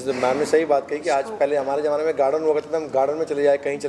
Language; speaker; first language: Hindi; native; Hindi